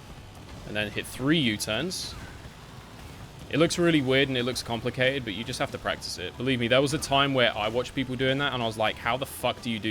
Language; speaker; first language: English; native; English